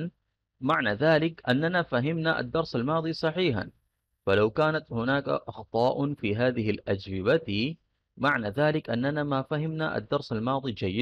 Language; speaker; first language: Arabic; non-native, fluent; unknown